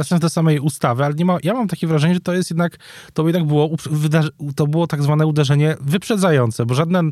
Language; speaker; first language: Polish; native; Polish